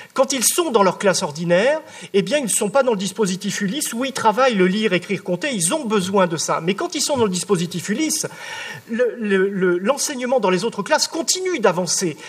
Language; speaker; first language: French; native; French